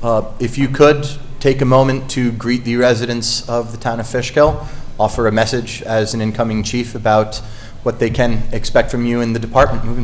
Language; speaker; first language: English; native; English